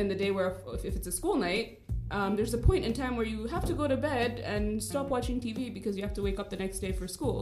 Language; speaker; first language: English; non-native, local second language; Kinyarwanda